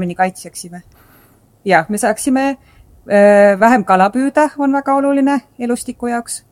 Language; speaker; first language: Estonian; native; Estonian